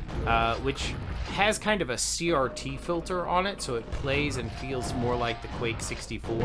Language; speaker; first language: English; native; English